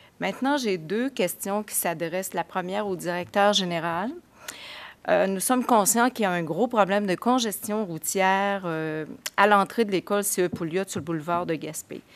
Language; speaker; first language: French; native; French